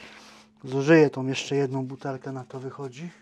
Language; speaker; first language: Polish; native; Polish